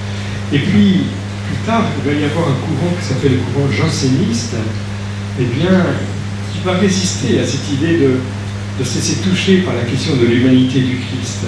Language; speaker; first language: French; native; French